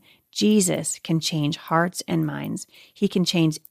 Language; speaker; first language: English; native; English